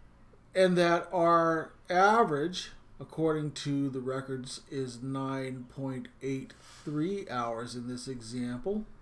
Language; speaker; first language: English; native; English